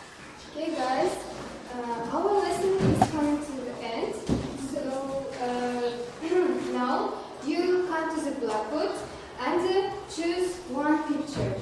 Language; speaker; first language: English; non-native, learner; Kazakh